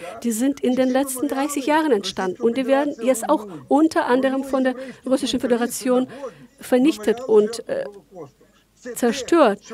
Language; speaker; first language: German; non-native, fluent; Ukrainian